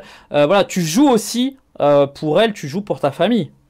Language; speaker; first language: French; native; French